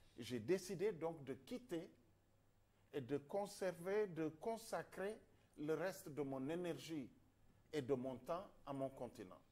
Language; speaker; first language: French; non-native, local second language; Wolof